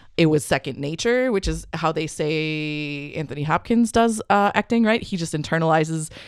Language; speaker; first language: English; native; English